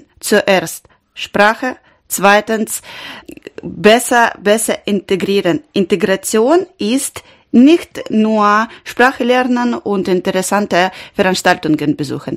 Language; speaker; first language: German; non-native, learner; Ukrainian